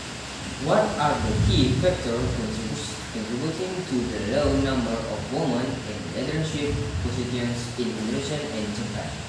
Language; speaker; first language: English; non-native, learner; Indonesian